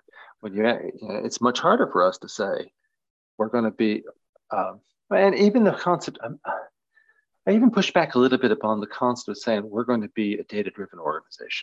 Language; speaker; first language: English; native; English